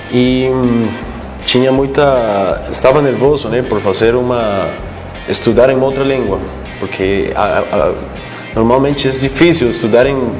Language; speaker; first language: Portuguese; non-native, fluent; Spanish